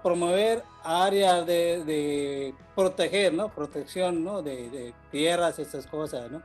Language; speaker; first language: Spanish; non-native, fluent; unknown